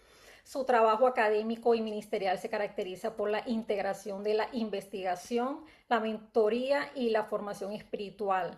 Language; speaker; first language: Spanish; native; Spanish